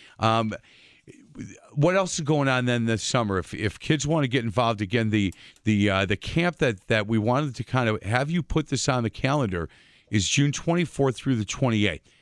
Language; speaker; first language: English; native; English